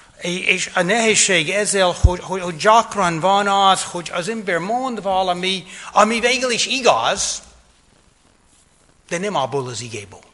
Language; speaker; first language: Hungarian; non-native, fluent; English